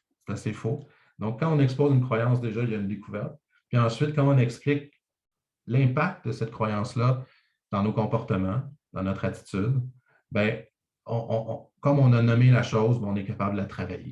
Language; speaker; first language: French; native; French